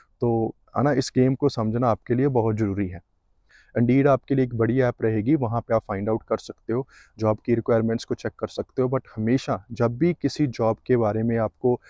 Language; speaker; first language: Hindi; non-native, local second language; Punjabi